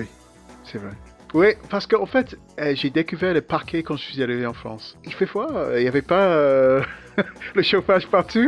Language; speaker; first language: French; non-native, fluent; English